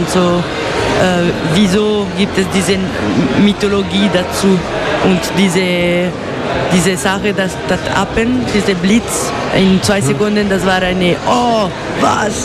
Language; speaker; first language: German; non-native, local second language; Italian